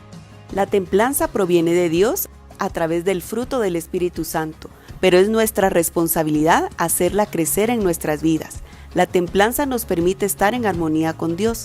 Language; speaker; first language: Spanish; native; Spanish